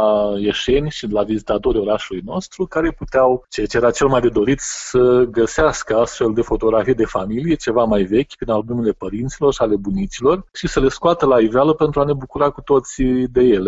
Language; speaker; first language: Romanian; native; Romanian